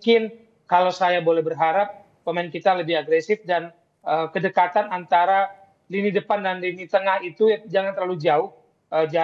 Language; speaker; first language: Indonesian; native; Indonesian